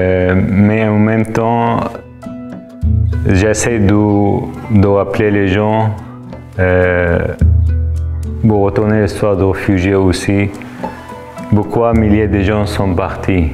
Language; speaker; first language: French; non-native, fluent; Arabic